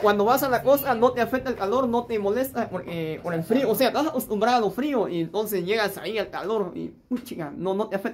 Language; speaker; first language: Spanish; native; Spanish